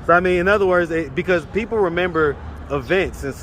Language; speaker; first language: English; native; English